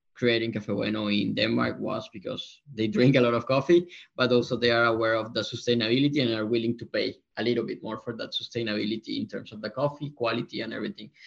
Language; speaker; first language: English; non-native, fluent; Spanish